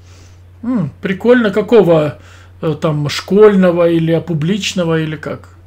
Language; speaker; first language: Russian; native; Russian